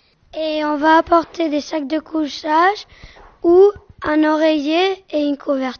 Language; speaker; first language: French; non-native, fluent; Spanish